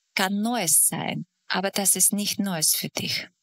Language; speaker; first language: German; non-native, fluent; Russian